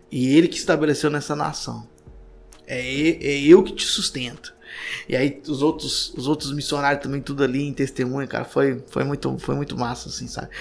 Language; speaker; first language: Portuguese; native; Portuguese